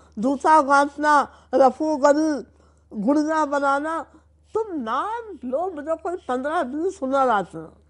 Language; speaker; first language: Urdu; native; Urdu